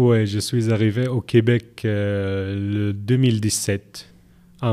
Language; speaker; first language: French; non-native, learner; Arabic